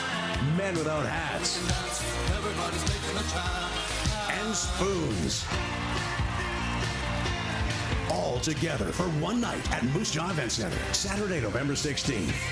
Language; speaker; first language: English; native; English